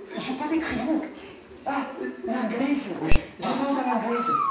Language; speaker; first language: French; non-native, learner; Turkish